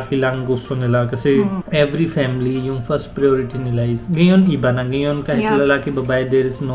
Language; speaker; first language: Filipino; non-native, learner; Punjabi